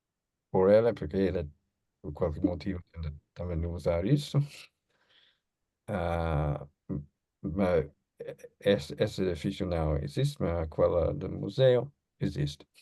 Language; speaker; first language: Portuguese; non-native, learner; English